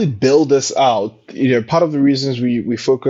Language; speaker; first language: English; non-native, local second language; Yoruba